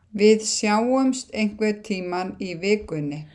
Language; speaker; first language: Icelandic; non-native, fluent; Thai